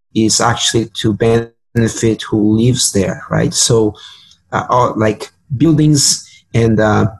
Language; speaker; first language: English; non-native, fluent; Portuguese